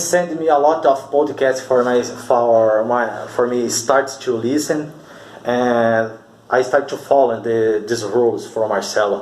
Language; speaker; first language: English; non-native, learner; Portuguese